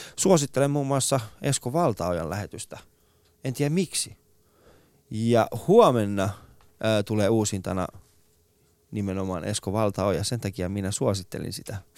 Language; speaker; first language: Finnish; early bilingual, other home language; Persian